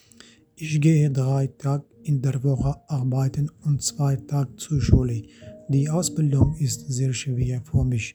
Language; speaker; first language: German; non-native, fluent; Arabic